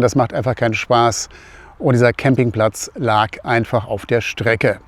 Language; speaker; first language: German; native; German